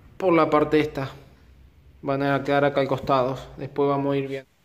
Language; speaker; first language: Spanish; native; Spanish